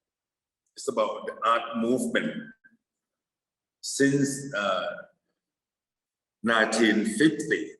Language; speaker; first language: English; non-native, fluent; Thai